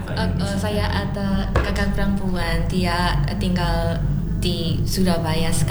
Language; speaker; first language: Indonesian; non-native, learner; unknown